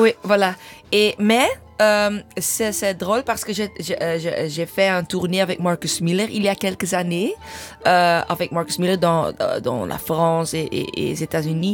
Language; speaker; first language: French; non-native, learner; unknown